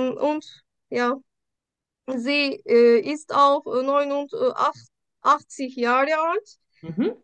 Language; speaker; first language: German; non-native, learner; Turkish